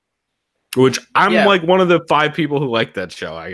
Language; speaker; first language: English; native; English